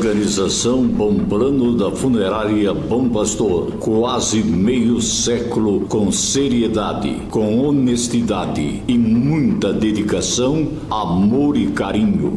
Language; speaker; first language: Portuguese; native; Portuguese